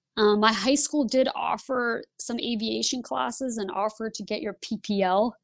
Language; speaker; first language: English; early bilingual, other home language; Lithuanian